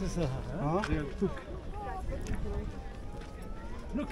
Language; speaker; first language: German; non-native, learner; Spanish